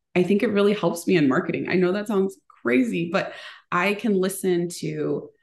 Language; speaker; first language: English; early bilingual, other home language; Spanish